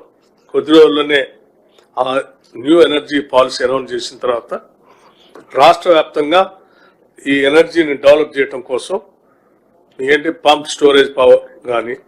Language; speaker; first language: Telugu; native; Telugu